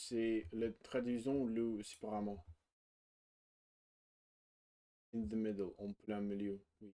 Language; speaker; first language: French; non-native, learner; Russian